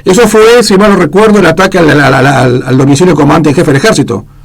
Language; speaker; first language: Spanish; native; Spanish